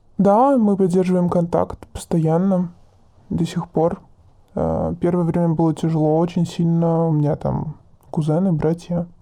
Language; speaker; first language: Russian; native; Russian